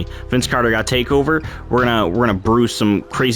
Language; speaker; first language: English; native; English